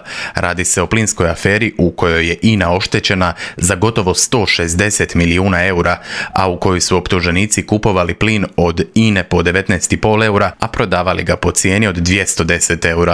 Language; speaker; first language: Croatian; native; Croatian